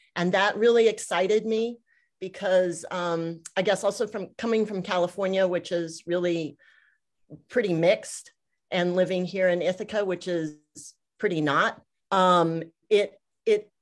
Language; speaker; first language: English; native; English